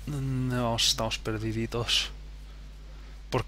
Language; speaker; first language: Spanish; native; Spanish